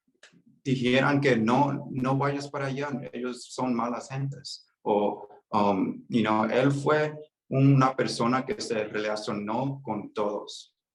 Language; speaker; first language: Spanish; early bilingual, heritage; Spanish